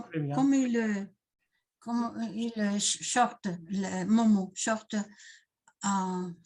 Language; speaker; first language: French; non-native, fluent; Spanish